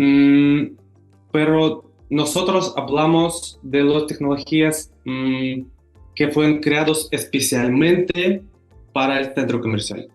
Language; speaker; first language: Spanish; non-native, fluent; Russian